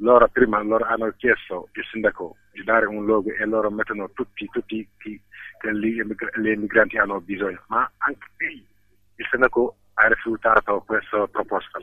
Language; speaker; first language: Italian; non-native, fluent; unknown